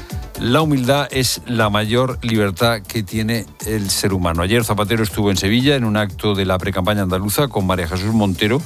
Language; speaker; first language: Spanish; native; Spanish